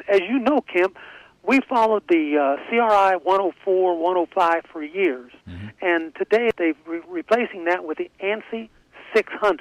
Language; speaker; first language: English; native; English